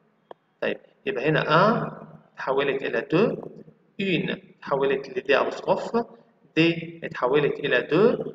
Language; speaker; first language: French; non-native, fluent; Arabic